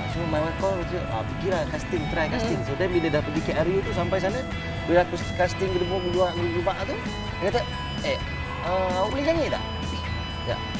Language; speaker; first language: Malay; native; Malay